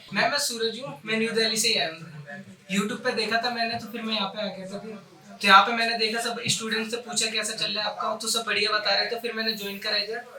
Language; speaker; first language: Hindi; native; Hindi